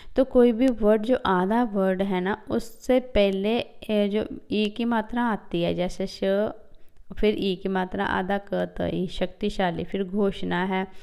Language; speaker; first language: Hindi; non-native, local second language; Punjabi